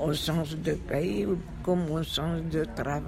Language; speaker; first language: French; non-native, fluent; Hungarian